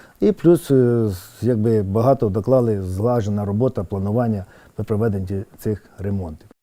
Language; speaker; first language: Ukrainian; native; Ukrainian